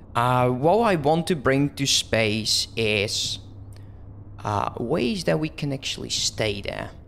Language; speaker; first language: English; non-native, fluent; Dutch